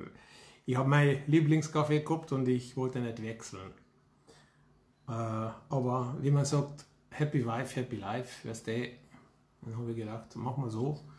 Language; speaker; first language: German; non-native, fluent; Hungarian